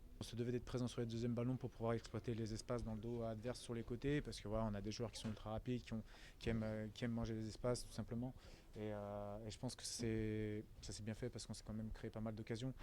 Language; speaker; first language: French; native; French